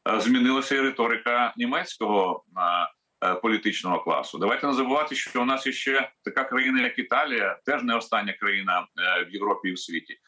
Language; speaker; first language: Ukrainian; native; Ukrainian